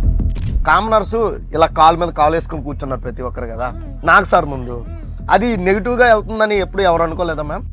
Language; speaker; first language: Telugu; native; Telugu